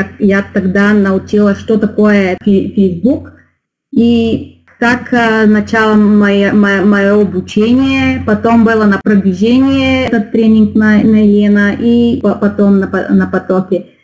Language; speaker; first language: Russian; non-native, learner; Bulgarian